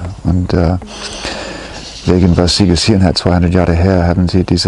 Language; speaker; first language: German; non-native, fluent; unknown